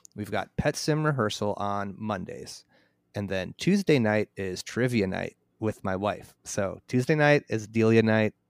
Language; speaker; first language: English; native; English